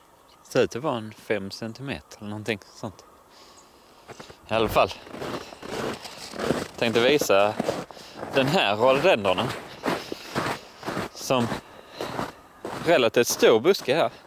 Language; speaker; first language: Swedish; native; Swedish